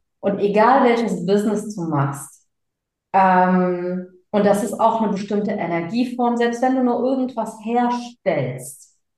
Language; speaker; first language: German; early bilingual, other home language; Tamil